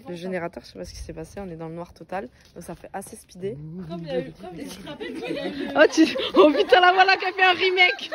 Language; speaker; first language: French; native; French